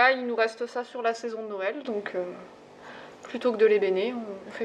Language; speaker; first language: French; native; French